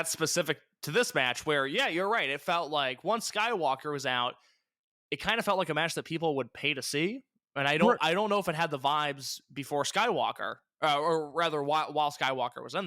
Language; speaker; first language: English; native; English